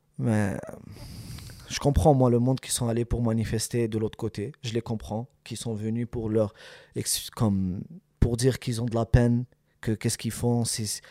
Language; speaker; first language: French; early bilingual, other home language; Arabic